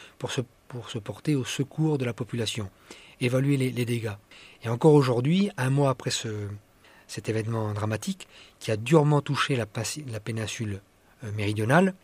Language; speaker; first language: French; native; French